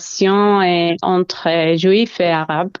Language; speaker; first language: French; non-native, learner; Hebrew